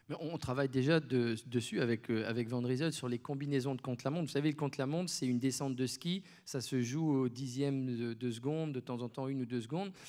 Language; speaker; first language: French; native; French